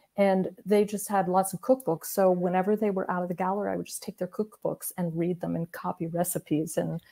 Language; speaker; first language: English; native; English